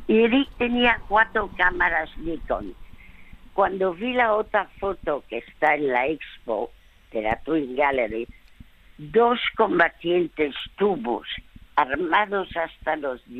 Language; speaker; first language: Spanish; early bilingual, other home language; French